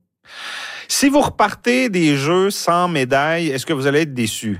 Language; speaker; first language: French; native; French